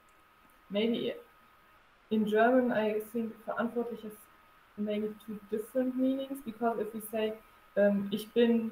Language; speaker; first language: English; non-native, fluent; German